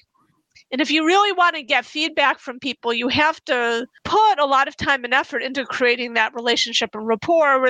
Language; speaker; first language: English; native; English